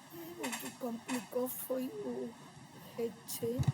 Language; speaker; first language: Portuguese; non-native, fluent; Spanish